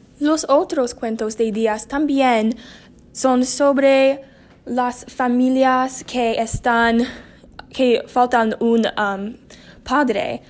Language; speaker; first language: Spanish; non-native, learner; English